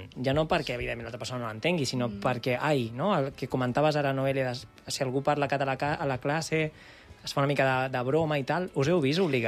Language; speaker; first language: Catalan; native; Catalan